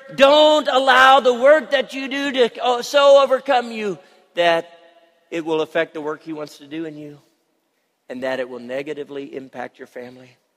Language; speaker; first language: English; native; English